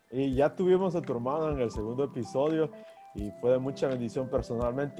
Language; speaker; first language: Spanish; early bilingual, heritage; Spanish